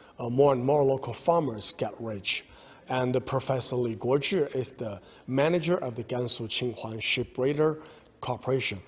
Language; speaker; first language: English; non-native, fluent; Chinese